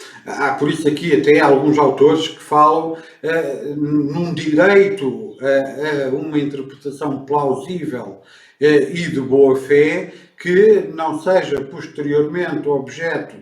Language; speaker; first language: Portuguese; native; Portuguese